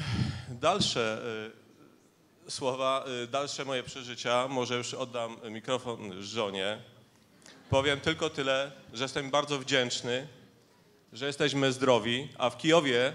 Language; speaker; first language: Polish; non-native, learner; Russian